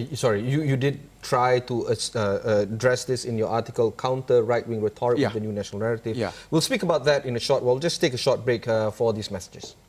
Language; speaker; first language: English; non-native, local second language; Malay